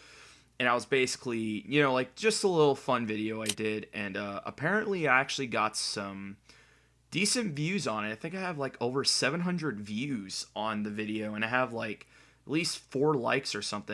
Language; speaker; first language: English; native; English